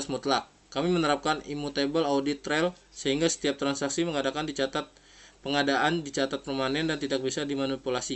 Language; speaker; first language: Indonesian; native; Indonesian